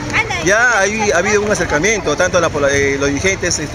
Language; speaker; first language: Spanish; native; Spanish